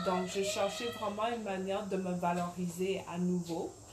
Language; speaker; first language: French; early bilingual, other home language; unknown